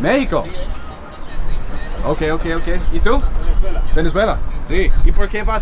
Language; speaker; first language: Spanish; non-native, learner; English